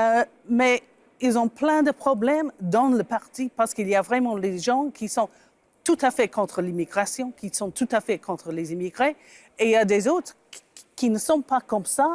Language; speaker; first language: French; non-native, fluent; English